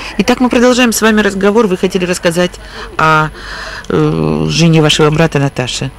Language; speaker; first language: Russian; native; Russian